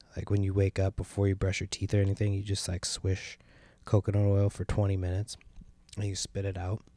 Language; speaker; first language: English; native; English